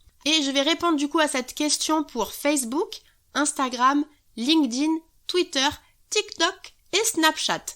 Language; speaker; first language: French; native; French